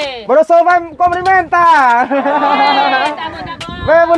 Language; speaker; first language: Portuguese; non-native, learner; Vietnamese